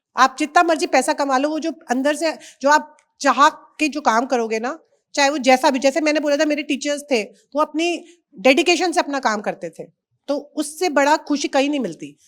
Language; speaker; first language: Hindi; native; Hindi